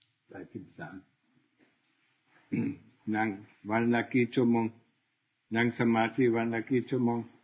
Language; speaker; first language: Thai; non-native, fluent; German